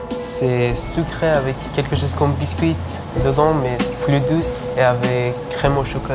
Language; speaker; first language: French; non-native, learner; Persian